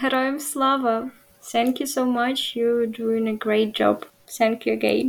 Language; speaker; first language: English; non-native, learner; Ukrainian